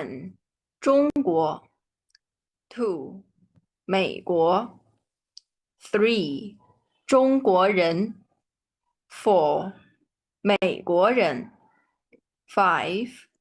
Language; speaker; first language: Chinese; non-native, fluent; Nepali